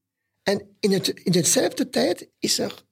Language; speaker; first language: Dutch; non-native, local second language; French